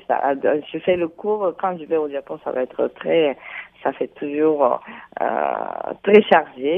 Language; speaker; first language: French; non-native, fluent; Japanese